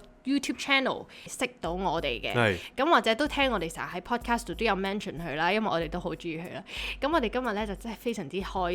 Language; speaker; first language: Cantonese; native; Cantonese